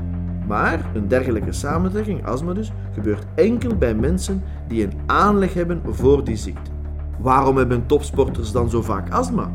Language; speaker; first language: Dutch; native; Dutch